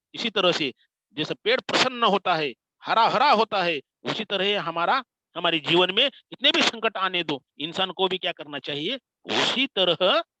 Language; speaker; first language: Hindi; non-native, local second language; Marathi